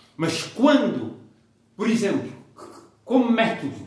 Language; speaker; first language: Portuguese; non-native, local second language; Kabuverdianu